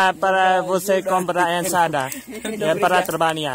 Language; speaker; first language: Portuguese; non-native, learner; Vietnamese